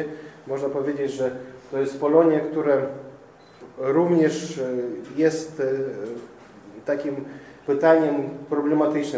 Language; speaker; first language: Polish; non-native, fluent; Russian